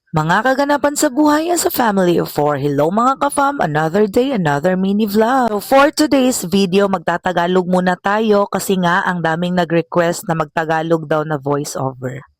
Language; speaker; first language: Filipino; non-native, local second language; Cebuano